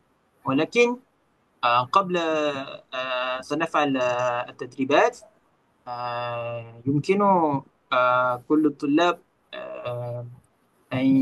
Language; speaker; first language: Arabic; non-native, learner; Malay